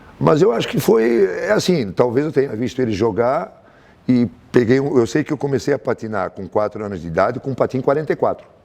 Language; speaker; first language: Portuguese; native; Portuguese